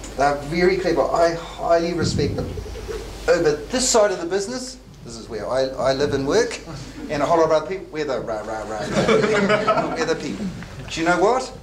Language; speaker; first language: English; native; English